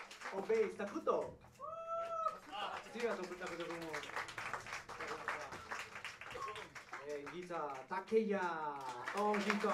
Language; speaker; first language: Japanese; non-native, fluent; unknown